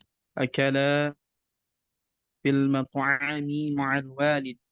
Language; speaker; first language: Arabic; non-native, learner; Indonesian